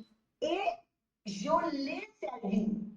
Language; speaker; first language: French; non-native, learner; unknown